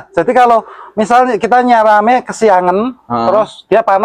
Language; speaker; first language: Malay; non-native, local second language; Javanese